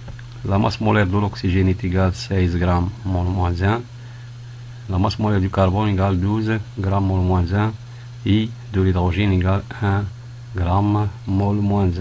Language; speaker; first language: French; non-native, local second language; Arabic